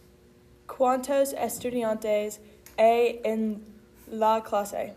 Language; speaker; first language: Spanish; non-native, learner; English